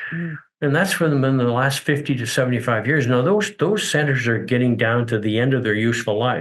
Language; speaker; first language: English; native; English